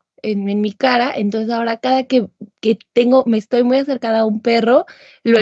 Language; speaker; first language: Spanish; native; Spanish